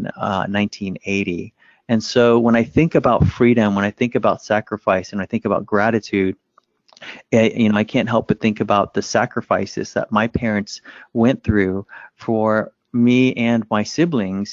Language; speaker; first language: English; early bilingual, other home language; Vietnamese